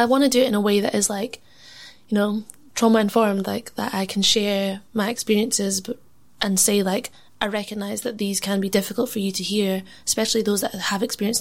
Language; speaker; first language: English; native; English